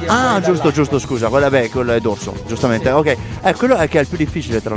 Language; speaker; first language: Italian; native; Italian